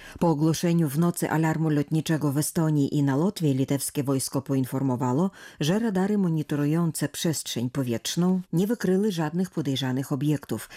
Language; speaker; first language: Polish; native; Polish